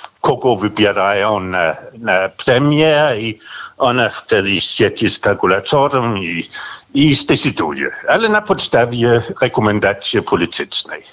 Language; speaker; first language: Polish; non-native, fluent; Danish